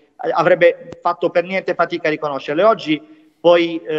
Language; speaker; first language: Italian; native; Italian